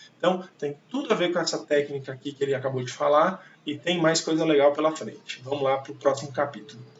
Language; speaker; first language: Portuguese; native; Portuguese